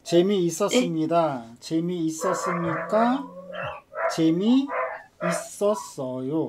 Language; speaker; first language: Korean; native; Korean